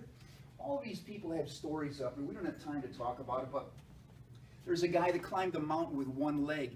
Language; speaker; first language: English; native; English